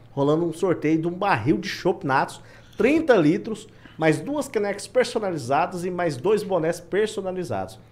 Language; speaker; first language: Portuguese; native; Portuguese